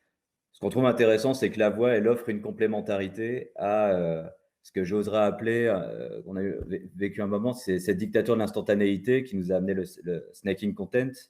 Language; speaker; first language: French; native; French